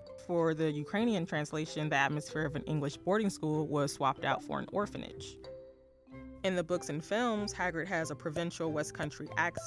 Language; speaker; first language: English; native; English